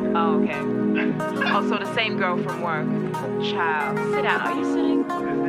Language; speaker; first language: English; non-native, local second language; Shona